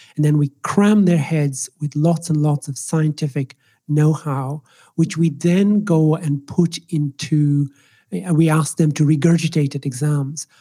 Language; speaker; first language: English; non-native, local second language; Swahili